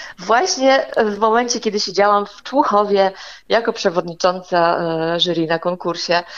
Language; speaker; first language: Polish; native; Polish